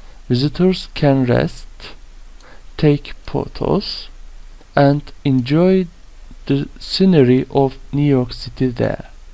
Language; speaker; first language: English; non-native, fluent; Turkish